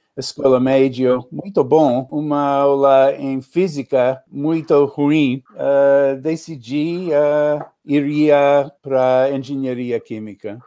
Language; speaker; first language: Portuguese; non-native, learner; English